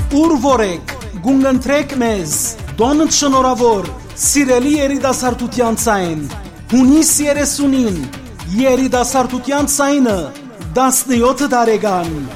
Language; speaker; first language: Armenian; early bilingual, heritage; Armenian